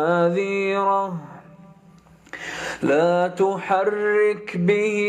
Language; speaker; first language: Arabic; native; Arabic